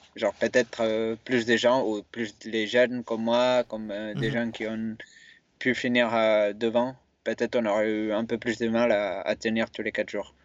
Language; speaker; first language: French; non-native, fluent; Spanish